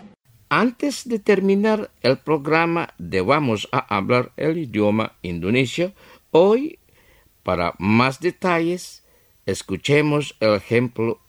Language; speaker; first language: Spanish; non-native, fluent; Indonesian